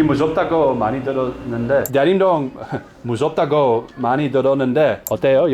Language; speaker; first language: Korean; non-native, learner; Dutch